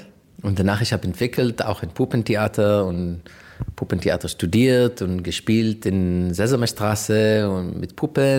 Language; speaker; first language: German; non-native, fluent; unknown